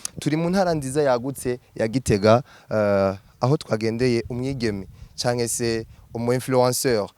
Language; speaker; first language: Rundi; native; Rundi